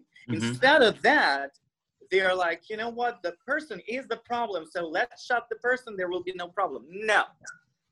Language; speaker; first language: English; non-native, fluent; Russian